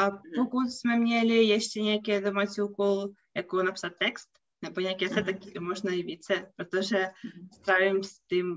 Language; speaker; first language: Czech; non-native, fluent; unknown